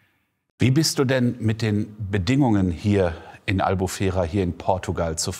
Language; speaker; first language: German; native; German